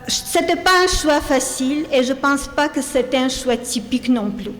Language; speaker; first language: French; non-native, fluent; Armenian